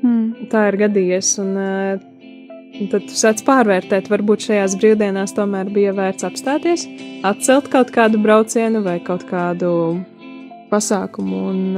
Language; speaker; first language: Latvian; native; Latvian